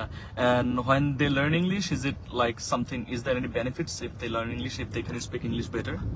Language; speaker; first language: English; non-native, fluent; Bangla